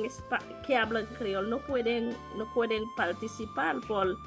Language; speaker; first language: Spanish; non-native, learner; Haitian Creole